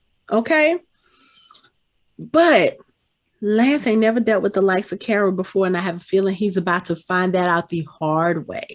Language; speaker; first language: English; native; English